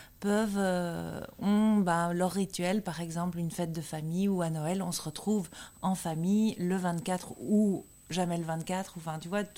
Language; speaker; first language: French; native; French